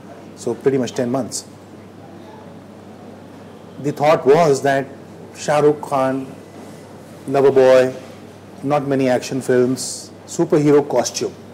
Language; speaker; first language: English; non-native, local second language; Hindi